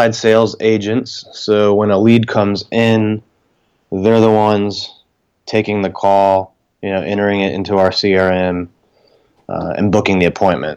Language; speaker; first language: English; native; English